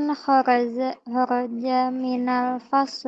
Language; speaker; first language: Arabic; non-native, learner; Indonesian